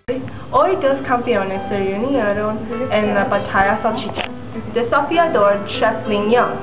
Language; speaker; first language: Spanish; non-native, learner; English